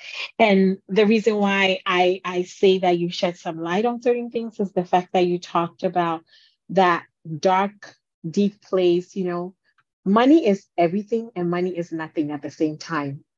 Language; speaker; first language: English; non-native, local second language; Akan